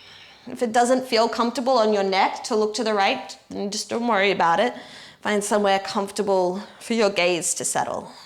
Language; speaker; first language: English; native; English